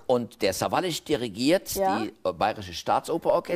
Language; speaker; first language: German; native; German